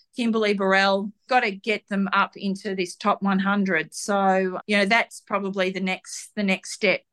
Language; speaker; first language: English; native; English